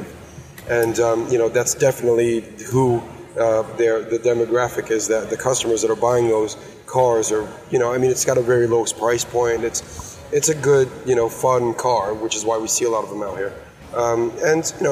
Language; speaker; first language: English; native; English